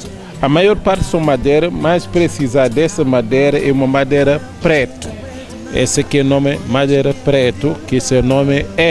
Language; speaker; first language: Portuguese; non-native, learner; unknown